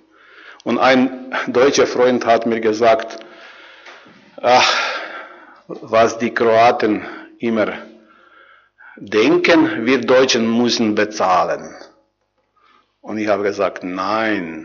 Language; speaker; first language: German; non-native, learner; Croatian